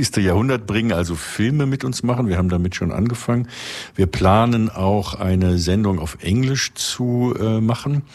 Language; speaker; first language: German; native; German